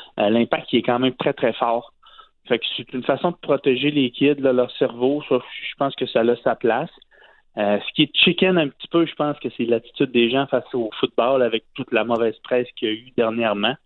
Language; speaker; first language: French; native; French